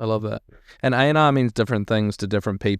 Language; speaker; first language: English; native; English